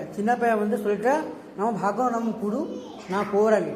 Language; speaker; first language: Tamil; non-native, learner; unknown